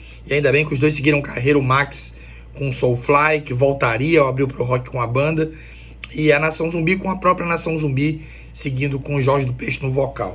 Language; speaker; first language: Portuguese; native; Portuguese